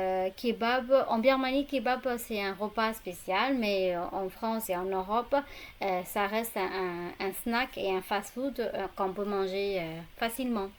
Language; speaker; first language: French; non-native, fluent; Burmese